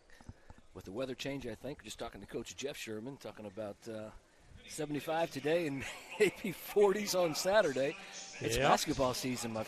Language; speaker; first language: English; native; English